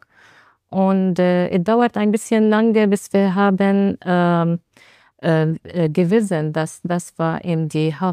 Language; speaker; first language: German; non-native, learner; Arabic